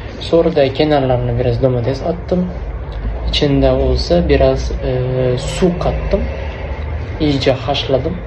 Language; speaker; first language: Turkish; non-native, learner; Uzbek